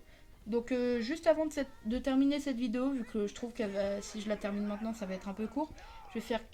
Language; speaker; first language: French; native; French